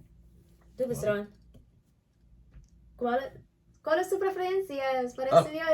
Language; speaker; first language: Spanish; non-native, learner; English